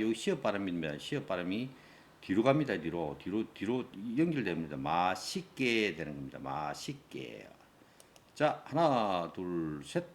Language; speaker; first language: Korean; native; Korean